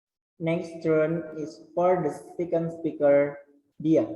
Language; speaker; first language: English; non-native, learner; Indonesian